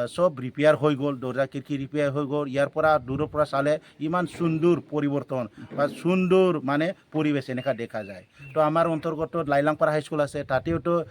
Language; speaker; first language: Assamese; non-native, local second language; Bodo